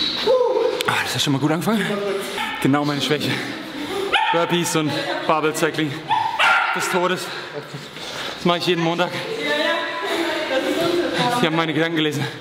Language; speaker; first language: German; native; German